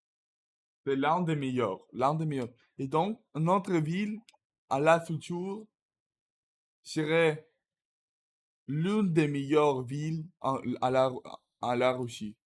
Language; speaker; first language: French; non-native, learner; Russian